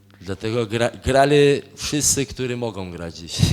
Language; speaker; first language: Polish; non-native, fluent; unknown